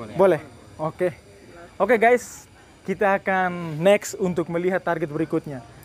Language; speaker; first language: Indonesian; non-native, fluent; Tetum